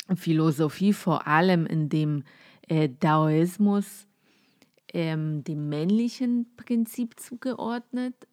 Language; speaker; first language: German; non-native, fluent; Polish